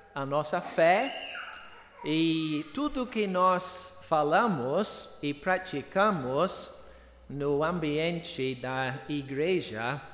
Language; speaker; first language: Portuguese; non-native, fluent; English